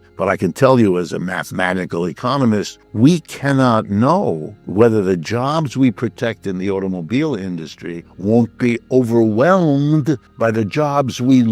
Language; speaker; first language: English; native; English